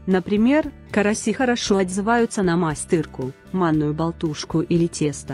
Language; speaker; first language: Russian; native; Russian